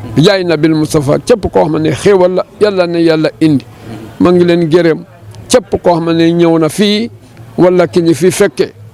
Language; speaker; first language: Wolof; non-native, local second language; Mandingo